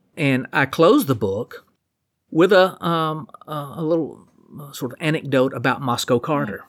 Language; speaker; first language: English; native; English